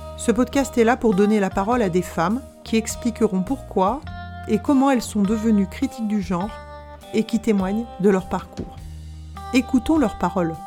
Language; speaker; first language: French; native; French